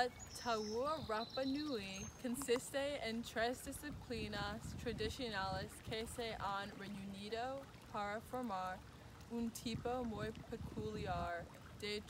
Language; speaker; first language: Spanish; non-native, learner; English